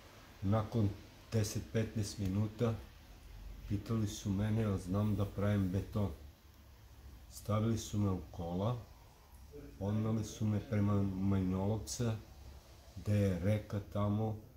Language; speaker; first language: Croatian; non-native, local second language; Romany